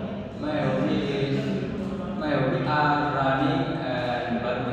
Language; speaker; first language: English; non-native, learner; Indonesian